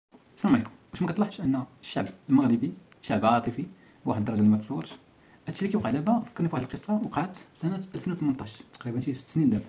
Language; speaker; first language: Arabic; native; Arabic